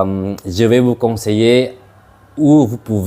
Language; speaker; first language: French; non-native, fluent; Madurese